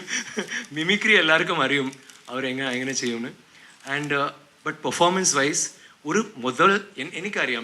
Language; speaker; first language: Malayalam; non-native, learner; Tamil